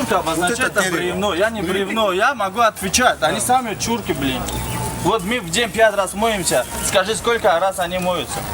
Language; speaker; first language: Russian; non-native, learner; Tajik